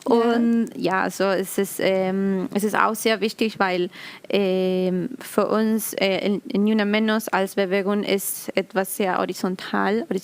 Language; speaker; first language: German; non-native, learner; Spanish